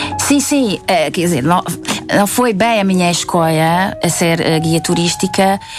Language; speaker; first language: Portuguese; non-native, fluent; Hungarian